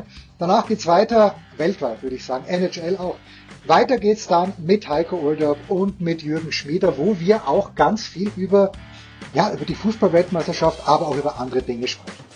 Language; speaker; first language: German; native; German